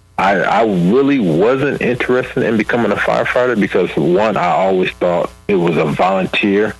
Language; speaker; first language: English; native; English